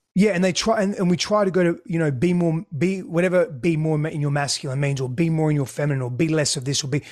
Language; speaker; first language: English; non-native, local second language; Greek